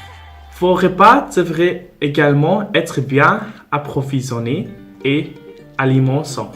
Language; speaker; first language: French; non-native, local second language; Persian